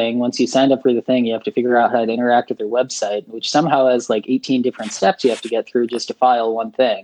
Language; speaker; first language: English; native; English